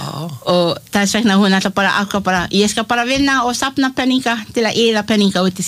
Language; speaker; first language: Icelandic; non-native, learner; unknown